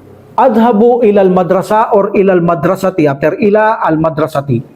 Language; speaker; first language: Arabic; non-native, fluent; Filipino